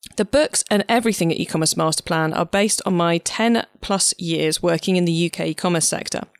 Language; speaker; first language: English; native; English